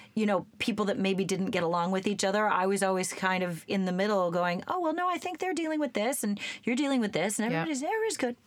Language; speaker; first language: English; native; English